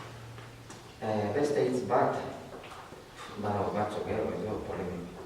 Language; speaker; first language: Basque; non-native, learner; Spanish